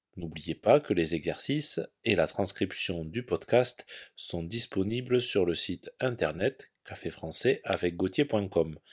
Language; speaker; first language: French; native; French